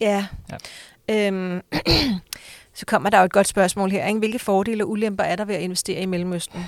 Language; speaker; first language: Danish; native; Danish